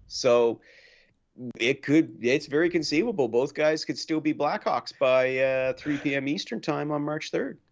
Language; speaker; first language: English; native; English